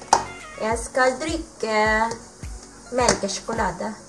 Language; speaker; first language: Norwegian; non-native, learner; Filipino